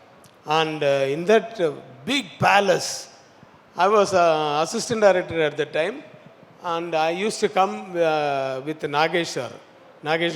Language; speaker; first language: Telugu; non-native, learner; Tamil